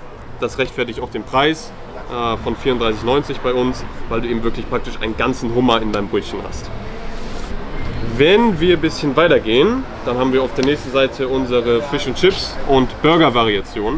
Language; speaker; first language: German; native; German